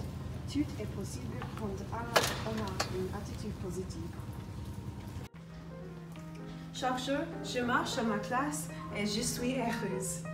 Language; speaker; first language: French; non-native, learner; English